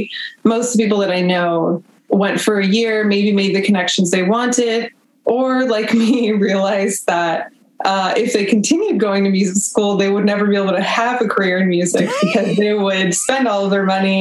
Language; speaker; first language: English; native; English